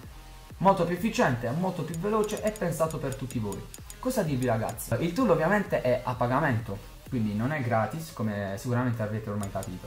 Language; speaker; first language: Italian; native; Italian